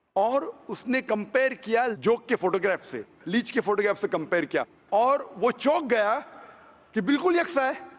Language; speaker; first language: Hindi; non-native, local second language; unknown